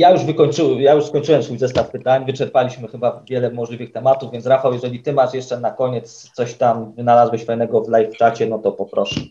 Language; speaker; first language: Polish; native; Polish